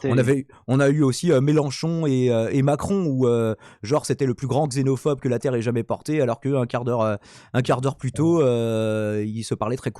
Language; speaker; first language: French; native; French